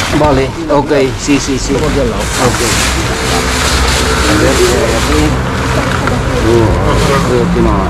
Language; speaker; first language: Spanish; non-native, learner; Filipino